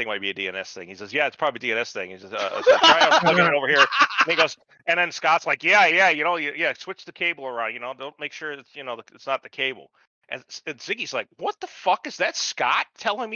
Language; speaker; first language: English; native; English